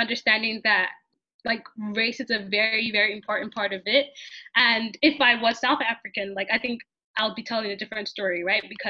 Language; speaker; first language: English; non-native, local second language; Yoruba